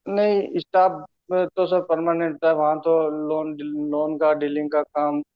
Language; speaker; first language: Hindi; native; Hindi